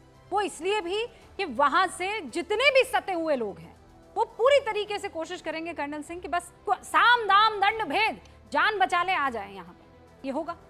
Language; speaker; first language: Hindi; native; Hindi